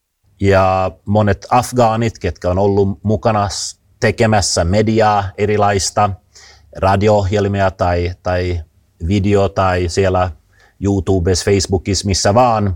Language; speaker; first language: Finnish; non-native, fluent; Swedish